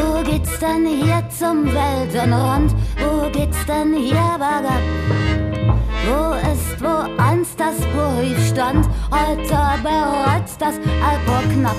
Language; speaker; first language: German; native; German